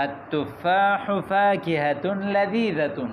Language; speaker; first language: Arabic; non-native, fluent; Urdu